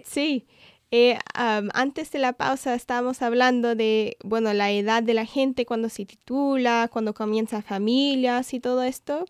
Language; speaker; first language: Spanish; non-native, fluent; English